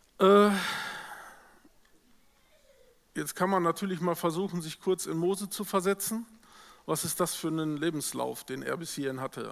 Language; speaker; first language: German; native; German